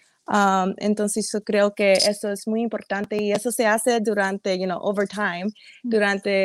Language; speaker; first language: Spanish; early bilingual, heritage; English